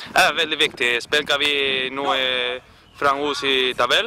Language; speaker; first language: Norwegian; non-native, learner; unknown